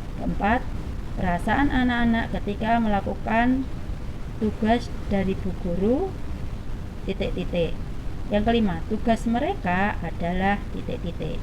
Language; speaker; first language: Indonesian; native; Indonesian